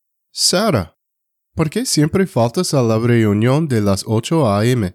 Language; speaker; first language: Spanish; non-native, fluent; English